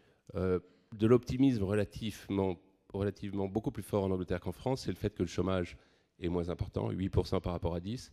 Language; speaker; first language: French; native; French